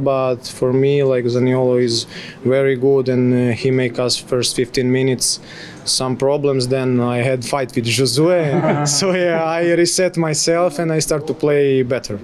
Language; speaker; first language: English; non-native, fluent; Polish